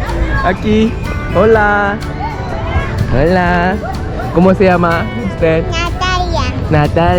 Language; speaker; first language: Spanish; non-native, learner; Korean